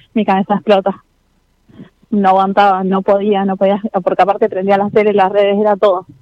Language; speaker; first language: Spanish; native; Spanish